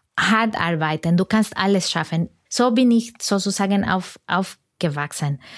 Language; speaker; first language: German; non-native, fluent; Spanish